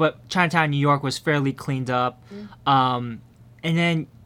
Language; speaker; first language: English; early bilingual, other home language; Min Nan Chinese